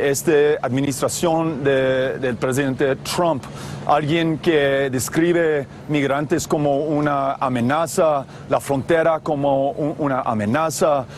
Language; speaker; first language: Spanish; non-native, fluent; English